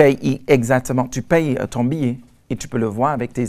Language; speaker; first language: French; non-native, fluent; English